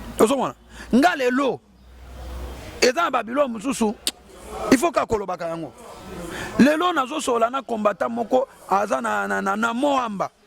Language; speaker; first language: Lingala; native; Lingala